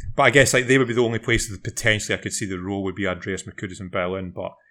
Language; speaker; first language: English; native; English